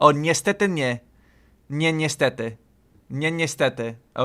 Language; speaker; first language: Polish; non-native, learner; English